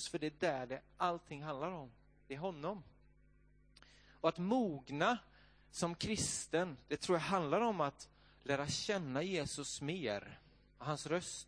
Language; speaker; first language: Swedish; native; Swedish